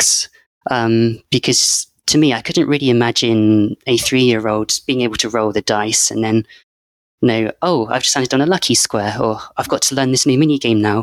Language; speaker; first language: English; native; English